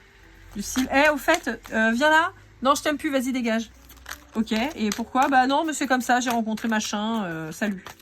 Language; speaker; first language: French; native; French